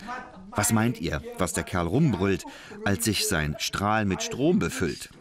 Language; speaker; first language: German; native; German